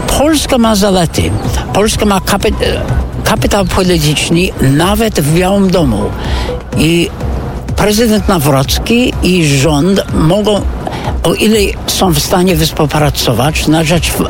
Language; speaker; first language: Polish; non-native, fluent; English